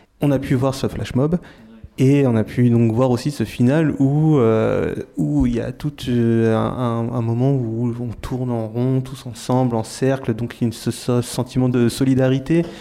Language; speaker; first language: French; native; French